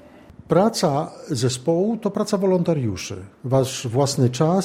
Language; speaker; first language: Polish; native; Polish